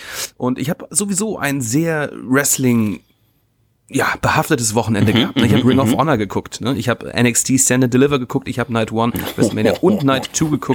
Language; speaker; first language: German; native; German